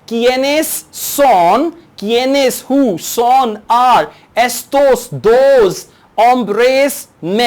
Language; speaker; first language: Spanish; non-native, learner; Urdu